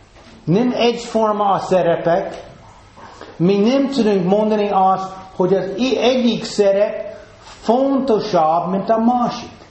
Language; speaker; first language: Hungarian; non-native, fluent; English